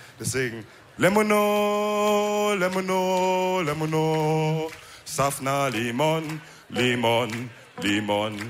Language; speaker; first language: German; early bilingual, other home language; Wolof